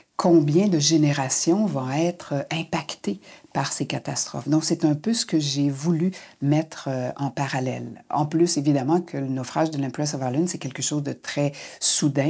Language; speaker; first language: French; native; French